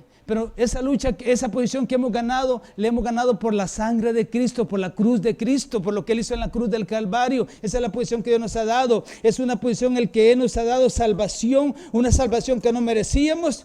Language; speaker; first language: Spanish; native; Spanish